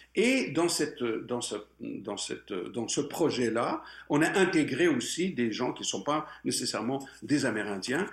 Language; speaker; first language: French; non-native, local second language; Arabic